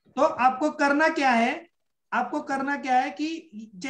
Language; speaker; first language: Hindi; non-native, local second language; Marathi